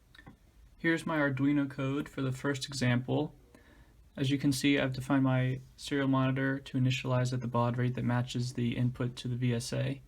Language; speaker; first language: English; native; English